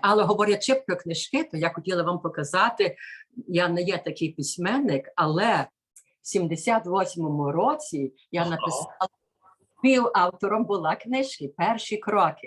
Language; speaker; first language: Ukrainian; early bilingual, heritage; Ukrainian